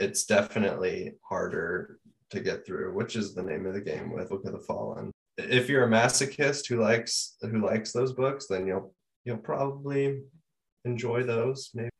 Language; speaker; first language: English; native; English